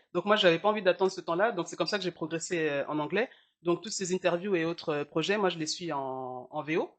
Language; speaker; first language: French; early bilingual, other home language; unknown